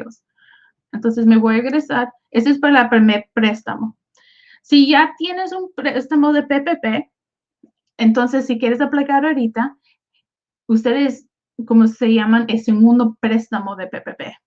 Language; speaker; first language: Spanish; early bilingual, other home language; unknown